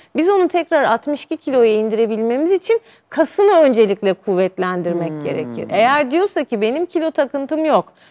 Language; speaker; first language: Turkish; native; Turkish